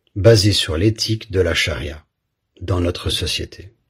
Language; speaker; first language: French; native; French